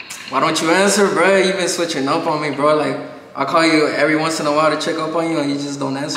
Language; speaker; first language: English; early bilingual, other home language; Spanish